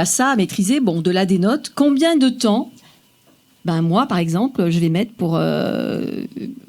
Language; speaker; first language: French; native; French